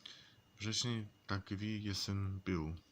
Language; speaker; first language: Czech; non-native, learner; English